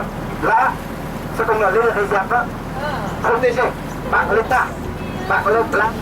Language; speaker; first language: French; non-native, learner; Vietnamese